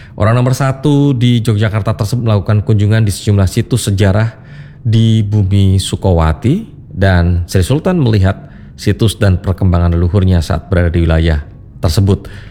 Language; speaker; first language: Indonesian; native; Indonesian